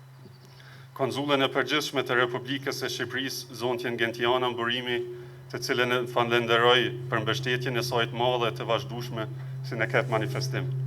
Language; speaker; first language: Albanian; native; Albanian